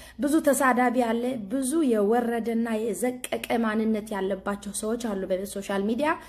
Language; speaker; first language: Amharic; non-native, fluent; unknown